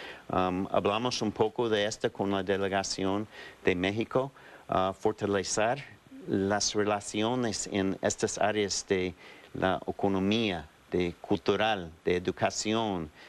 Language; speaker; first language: Spanish; non-native, fluent; English